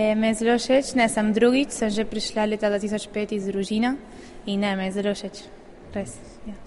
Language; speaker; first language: Slovenian; early bilingual, heritage; Slovenian